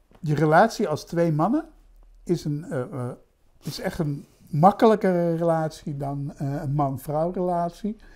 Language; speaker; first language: Dutch; native; Dutch